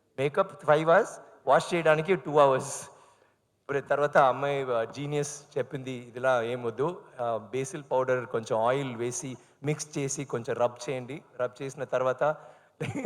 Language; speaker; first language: Telugu; non-native, learner; Tamil